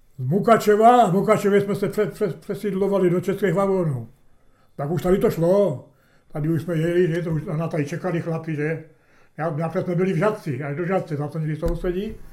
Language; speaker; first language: Czech; early bilingual, heritage; Czech